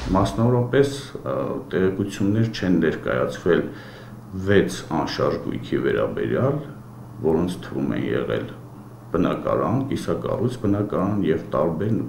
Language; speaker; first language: Armenian; native; Armenian